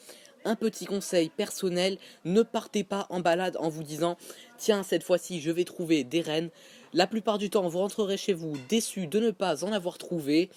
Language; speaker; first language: French; native; French